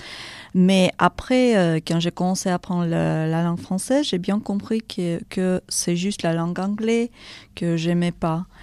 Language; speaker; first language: French; non-native, fluent; Russian